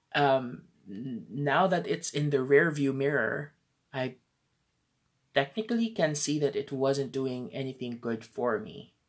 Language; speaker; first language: English; non-native, local second language; Filipino